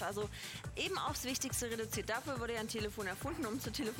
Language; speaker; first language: German; native; German